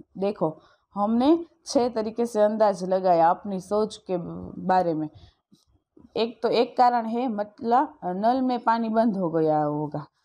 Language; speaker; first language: Hindi; non-native, local second language; Gujarati